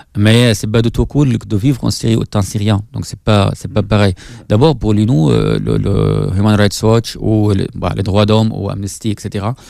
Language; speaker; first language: French; non-native, fluent; Arabic